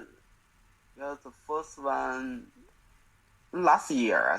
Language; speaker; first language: English; non-native, learner; Chinese